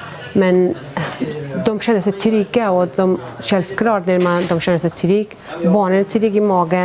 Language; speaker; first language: Swedish; non-native, fluent; Persian